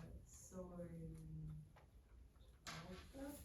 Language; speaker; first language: Spanish; non-native, learner; English